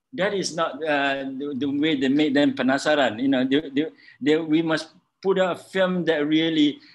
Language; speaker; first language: English; non-native, local second language; Malay